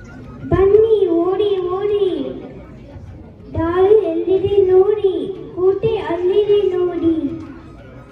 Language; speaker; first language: Kannada; early bilingual, heritage; Kannada